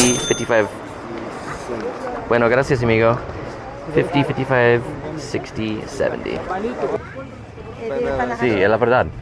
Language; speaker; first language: Spanish; non-native, learner; English